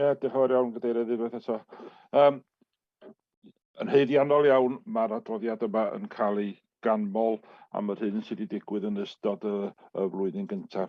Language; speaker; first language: Welsh; native; Welsh